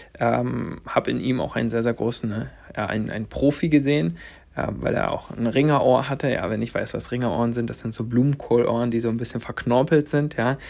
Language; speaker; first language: German; native; German